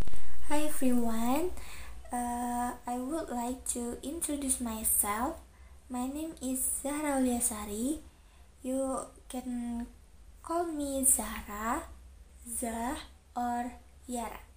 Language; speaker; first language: English; non-native, learner; Indonesian